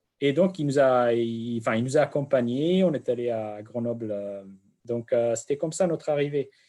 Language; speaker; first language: French; non-native, fluent; Kurdish